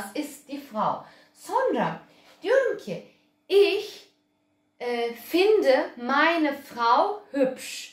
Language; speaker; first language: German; early bilingual, other home language; Turkish